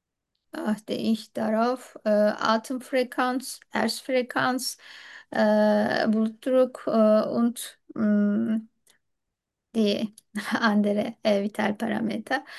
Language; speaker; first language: German; non-native, learner; Turkish